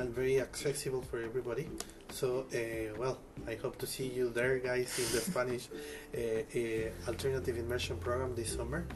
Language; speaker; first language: English; non-native, fluent; Spanish